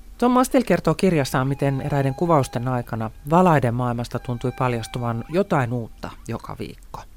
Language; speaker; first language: Finnish; native; Finnish